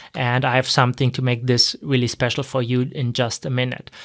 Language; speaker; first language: English; non-native, fluent; German